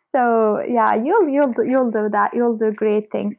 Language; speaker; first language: English; non-native, fluent; Turkish